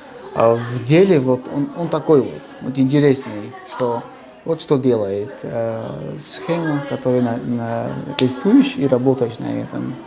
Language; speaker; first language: Russian; non-native, local second language; Tajik